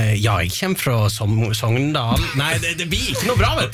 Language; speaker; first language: Norwegian; native; Norwegian